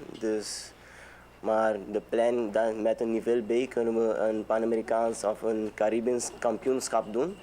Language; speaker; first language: Dutch; non-native, local second language; Papiamento